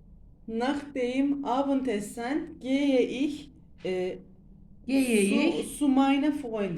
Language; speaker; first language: German; non-native, learner; Turkish